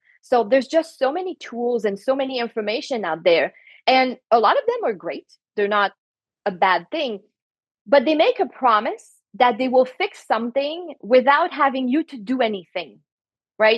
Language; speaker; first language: English; non-native, fluent; French